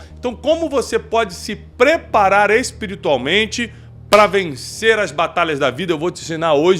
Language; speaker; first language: Portuguese; native; Portuguese